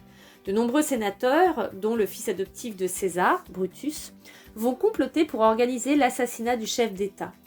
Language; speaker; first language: French; native; French